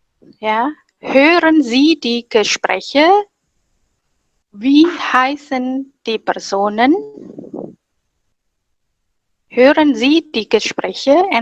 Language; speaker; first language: German; non-native, fluent; Indonesian